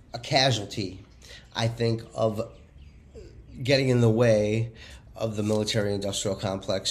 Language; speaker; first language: English; native; English